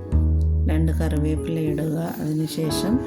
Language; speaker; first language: Malayalam; native; Malayalam